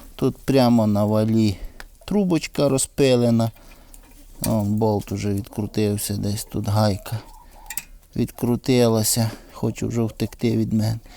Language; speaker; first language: Ukrainian; native; Ukrainian